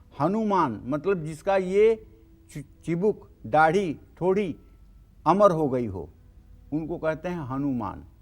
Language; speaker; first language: Hindi; native; Hindi